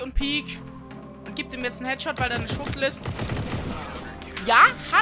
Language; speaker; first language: German; native; German